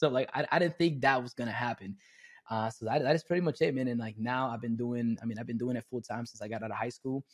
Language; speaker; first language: English; early bilingual, other home language; Spanish